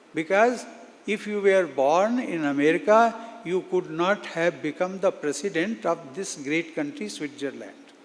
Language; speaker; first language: English; non-native, local second language; Hindi